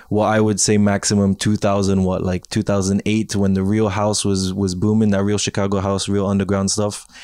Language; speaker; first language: English; native; English